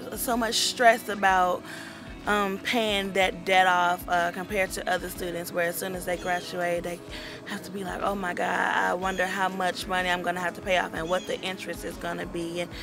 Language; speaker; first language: English; native; English